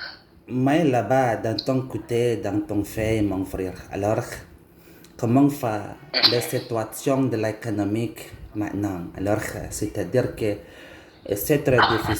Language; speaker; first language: French; non-native, learner; Indonesian